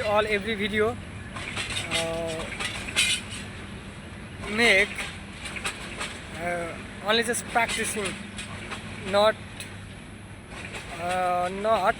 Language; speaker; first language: English; non-native, learner; Bangla